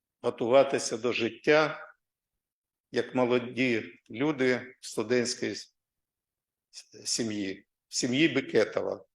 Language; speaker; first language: Ukrainian; non-native, local second language; Russian